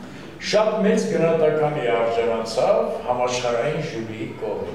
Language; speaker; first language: Armenian; non-native, local second language; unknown